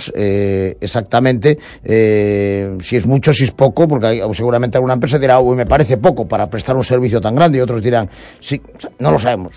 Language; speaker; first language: Spanish; native; Spanish